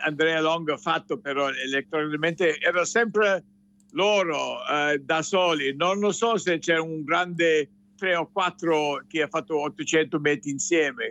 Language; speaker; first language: Italian; non-native, fluent; English